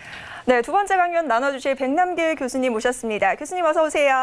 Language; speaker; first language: Korean; native; Korean